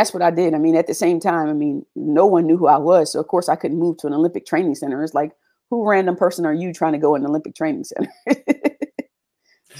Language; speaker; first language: English; native; English